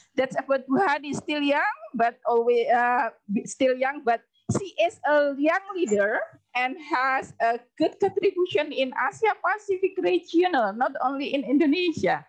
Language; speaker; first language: English; non-native, learner; Indonesian